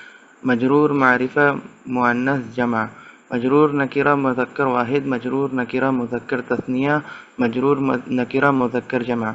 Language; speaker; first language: Arabic; non-native, learner; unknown